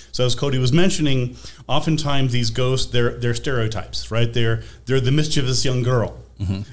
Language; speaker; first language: English; native; English